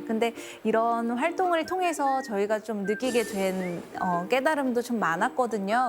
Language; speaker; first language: Korean; native; Korean